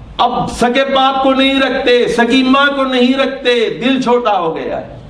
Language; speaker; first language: Urdu; native; Urdu